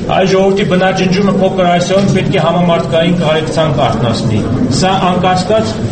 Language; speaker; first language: Armenian; native; Armenian